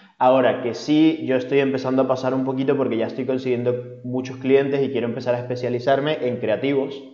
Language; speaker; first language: Spanish; native; Spanish